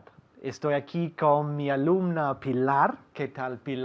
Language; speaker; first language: Spanish; non-native, fluent; English